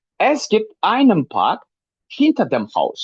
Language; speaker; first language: German; non-native, fluent; Turkish